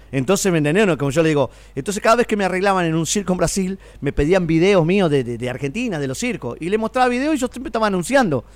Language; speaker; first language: Spanish; native; Spanish